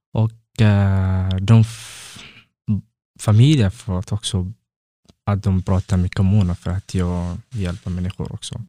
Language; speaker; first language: Swedish; non-native, learner; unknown